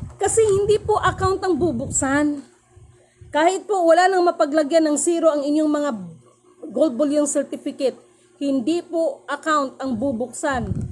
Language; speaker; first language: Filipino; non-native, local second language; Cebuano